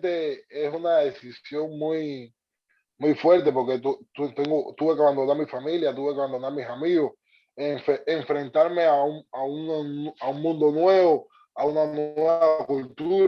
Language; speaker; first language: Spanish; native; Spanish